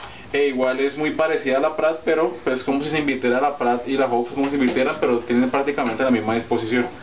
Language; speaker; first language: Spanish; native; Spanish